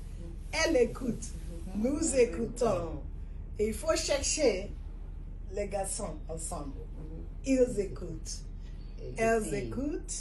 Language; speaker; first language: French; non-native, fluent; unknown